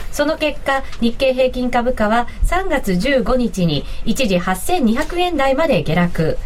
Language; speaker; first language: Japanese; native; Japanese